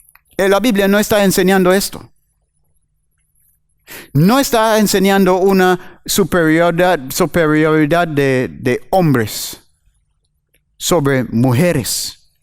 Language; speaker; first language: Spanish; non-native, learner; English